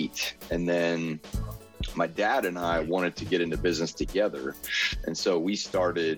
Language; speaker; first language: English; native; English